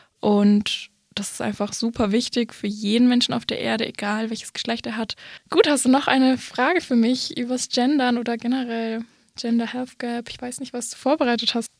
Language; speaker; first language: German; native; German